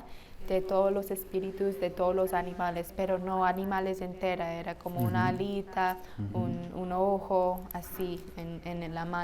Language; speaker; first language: Spanish; non-native, fluent; English